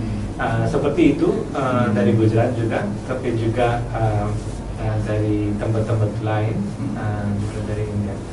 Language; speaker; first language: Indonesian; non-native, learner; Malayalam